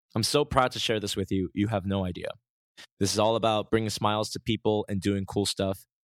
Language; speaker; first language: English; native; English